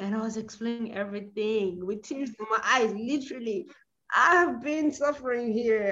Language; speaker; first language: English; non-native, fluent; Portuguese